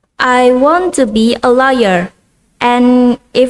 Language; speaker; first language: English; non-native, learner; Indonesian